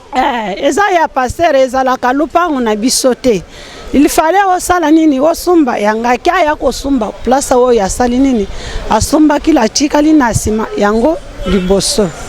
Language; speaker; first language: Lingala; non-native, local second language; Swahili